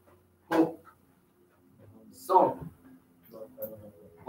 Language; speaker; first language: English; non-native, learner; Spanish